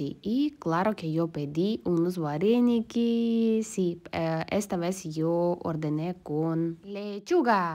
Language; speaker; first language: Spanish; non-native, learner; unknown